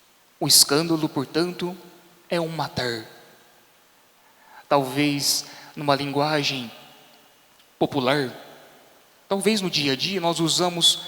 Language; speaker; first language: Portuguese; native; Portuguese